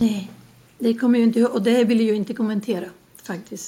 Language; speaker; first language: Swedish; non-native, learner; Spanish